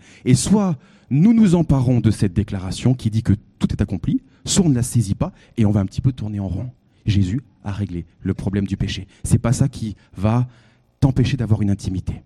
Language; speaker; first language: French; native; French